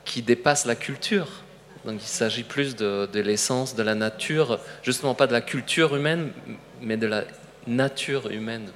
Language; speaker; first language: French; non-native, fluent; Polish